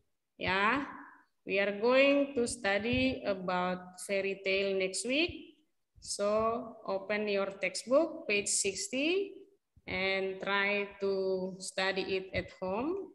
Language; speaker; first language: English; non-native, learner; Indonesian